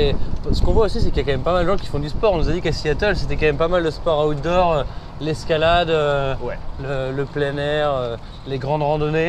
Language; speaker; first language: French; native; French